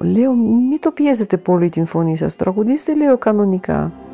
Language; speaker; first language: Greek; non-native, fluent; Russian